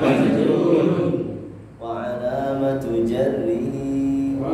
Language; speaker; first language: Arabic; non-native, fluent; Indonesian